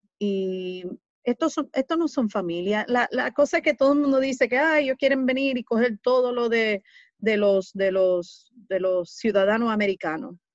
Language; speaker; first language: Spanish; early bilingual, heritage; Spanish